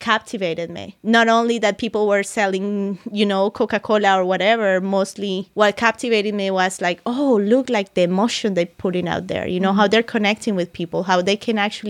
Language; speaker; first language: English; non-native, fluent; Spanish